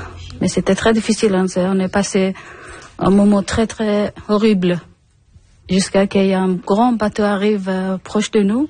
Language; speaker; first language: French; non-native, learner; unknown